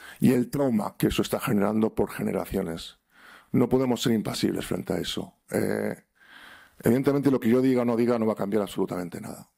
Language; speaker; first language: Spanish; native; Spanish